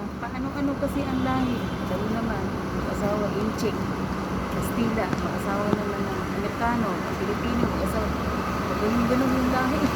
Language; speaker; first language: Filipino; non-native, local second language; Cebuano